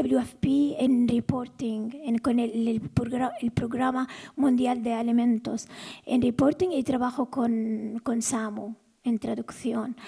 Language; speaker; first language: Spanish; non-native, fluent; Arabic